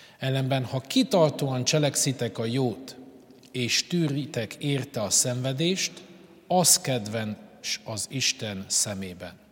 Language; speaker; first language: Hungarian; native; Hungarian